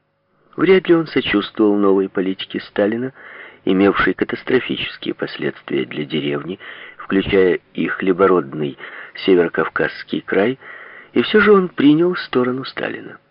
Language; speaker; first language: Russian; native; Russian